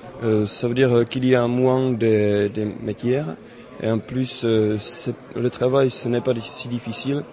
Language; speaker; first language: French; non-native, fluent; Czech